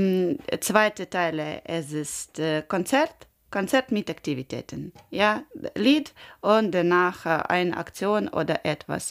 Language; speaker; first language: German; non-native, learner; Ukrainian